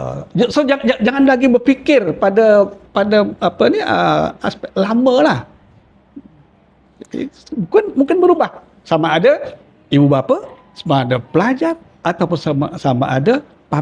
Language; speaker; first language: Malay; native; Malay